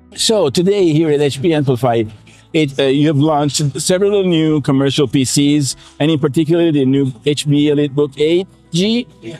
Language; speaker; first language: English; non-native, fluent; Italian